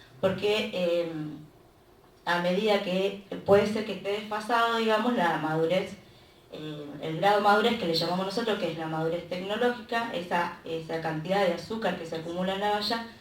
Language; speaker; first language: Spanish; native; Spanish